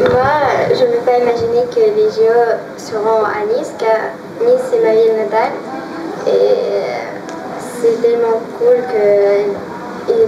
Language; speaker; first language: French; non-native, fluent; Russian